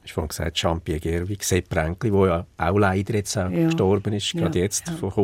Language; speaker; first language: German; native; German